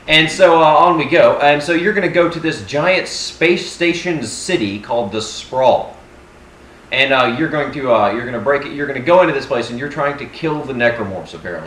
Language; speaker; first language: English; native; English